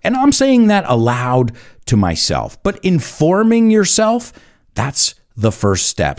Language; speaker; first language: English; native; English